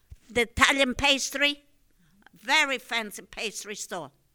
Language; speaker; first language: English; non-native, fluent; Italian